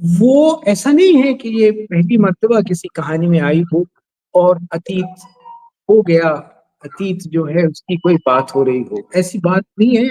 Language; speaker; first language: Hindi; native; Hindi